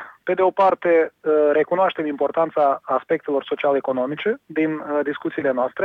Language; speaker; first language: Romanian; native; Romanian